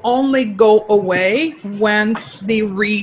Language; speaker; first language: English; non-native, fluent; French